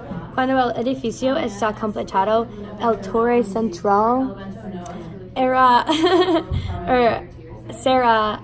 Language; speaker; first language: Spanish; non-native, learner; English